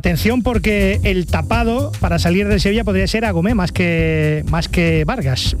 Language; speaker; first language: Spanish; native; Spanish